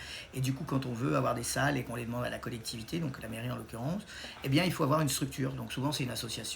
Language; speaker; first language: French; native; French